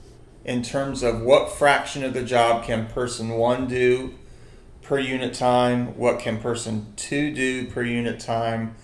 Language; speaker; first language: English; native; English